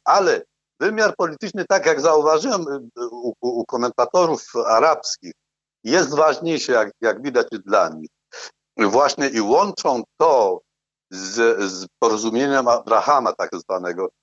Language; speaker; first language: Polish; non-native, fluent; Arabic